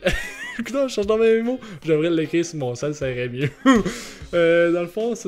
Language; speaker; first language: French; native; French